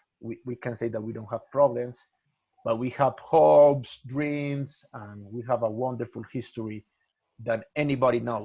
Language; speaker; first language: English; non-native, learner; Spanish